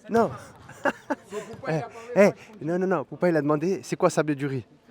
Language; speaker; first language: French; native; French